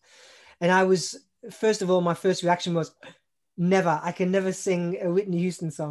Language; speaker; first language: English; native; English